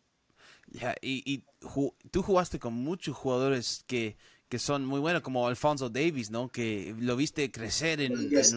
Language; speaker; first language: Spanish; early bilingual, heritage; Spanish